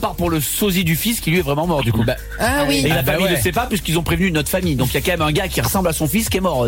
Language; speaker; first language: French; native; French